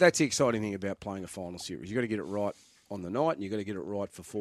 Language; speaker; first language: English; native; English